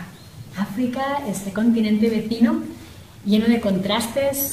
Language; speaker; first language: Spanish; native; Spanish